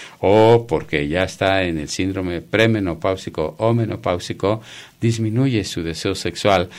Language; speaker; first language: Spanish; native; Spanish